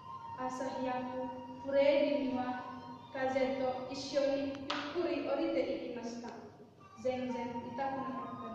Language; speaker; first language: Japanese; non-native, learner; Indonesian